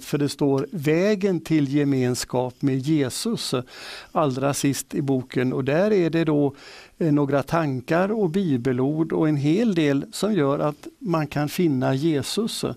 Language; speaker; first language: Swedish; native; Swedish